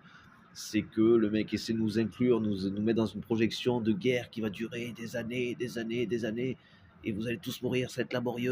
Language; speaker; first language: French; native; French